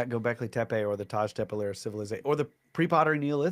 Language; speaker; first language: English; native; English